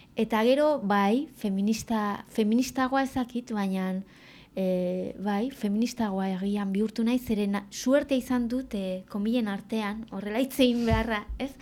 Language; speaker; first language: Basque; native; Basque